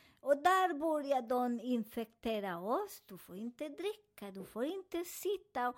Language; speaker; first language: Swedish; non-native, fluent; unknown